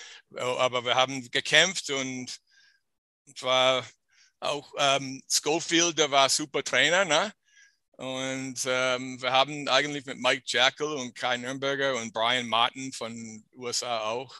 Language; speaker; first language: German; non-native, fluent; English